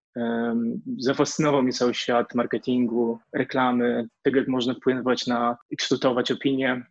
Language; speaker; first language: Polish; native; Polish